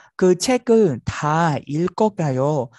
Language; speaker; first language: Korean; non-native, fluent; Vietnamese